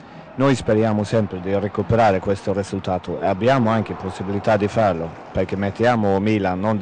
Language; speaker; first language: Italian; non-native, fluent; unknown